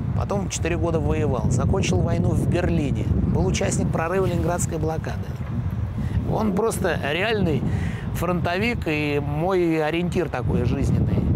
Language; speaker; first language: Russian; native; Russian